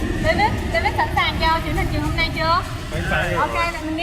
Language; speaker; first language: Vietnamese; native; Vietnamese